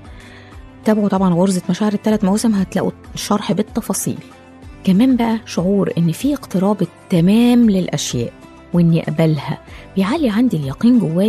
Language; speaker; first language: Arabic; native; Arabic